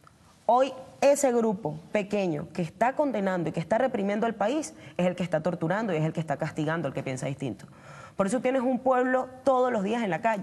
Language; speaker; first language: Spanish; native; Spanish